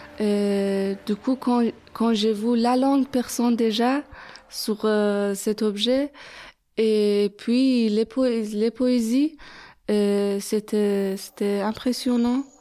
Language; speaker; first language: French; non-native, fluent; Persian